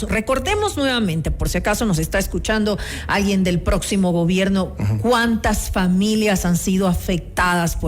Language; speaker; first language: Spanish; native; Spanish